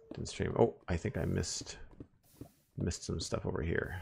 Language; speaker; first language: English; native; English